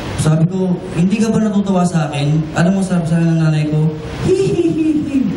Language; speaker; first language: Filipino; native; Filipino